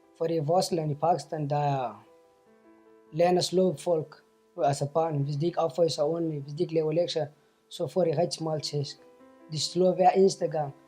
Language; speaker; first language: Danish; non-native, fluent; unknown